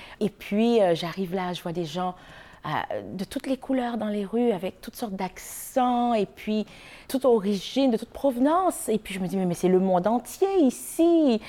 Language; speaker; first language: French; non-native, local second language; Haitian Creole